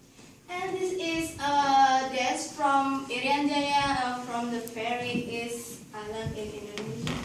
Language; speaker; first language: English; non-native, learner; Indonesian